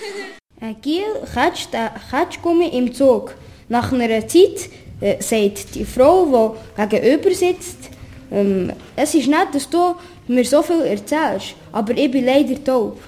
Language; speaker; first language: German; native; German